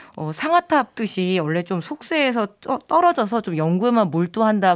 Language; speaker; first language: Korean; native; Korean